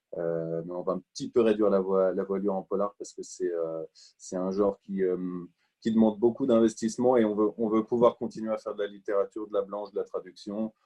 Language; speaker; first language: French; native; French